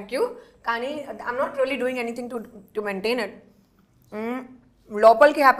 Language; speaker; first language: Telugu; non-native, learner; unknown